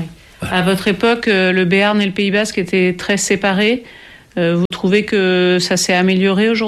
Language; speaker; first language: French; native; French